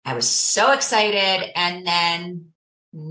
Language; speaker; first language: English; native; English